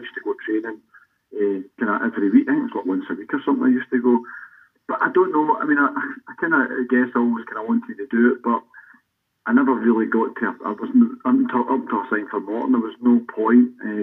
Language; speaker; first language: English; native; English